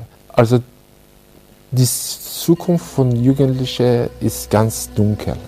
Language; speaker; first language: German; non-native, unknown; Persian